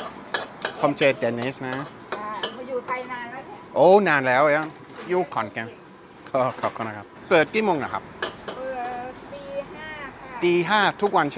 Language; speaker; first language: Thai; non-native, learner; English